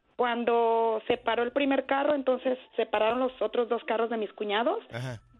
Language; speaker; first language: Spanish; native; Spanish